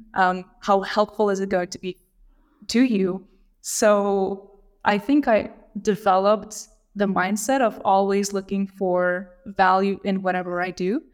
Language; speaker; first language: English; non-native, fluent; Lithuanian